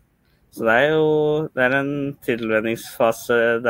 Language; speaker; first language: Norwegian; early bilingual, other home language; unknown